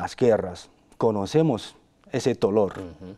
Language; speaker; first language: Spanish; non-native, fluent; Chinese